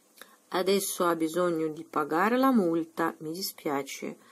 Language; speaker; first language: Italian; non-native, fluent; Russian